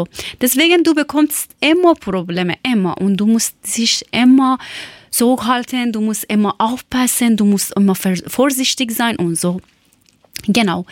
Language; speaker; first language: German; non-native, learner; Persian